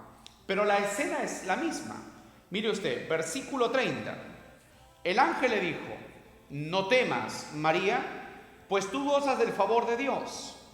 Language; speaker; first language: Spanish; native; Spanish